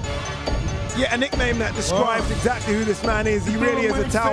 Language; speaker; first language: English; native; English